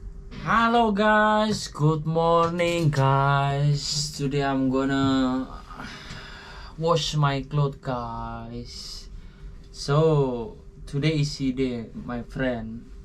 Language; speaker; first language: English; non-native, learner; Indonesian